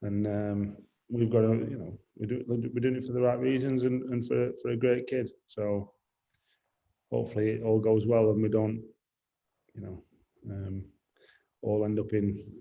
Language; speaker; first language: English; native; English